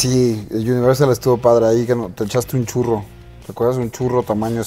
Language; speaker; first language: Spanish; native; Spanish